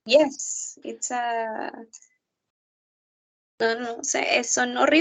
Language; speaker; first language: English; non-native, learner; Spanish